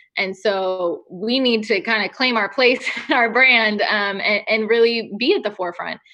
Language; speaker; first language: English; native; English